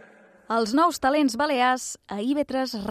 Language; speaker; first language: Catalan; native; Catalan